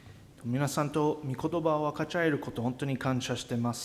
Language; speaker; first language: Japanese; non-native, fluent; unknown